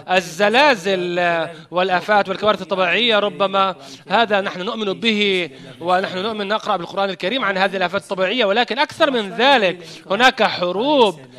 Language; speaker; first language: Arabic; non-native, fluent; Turkish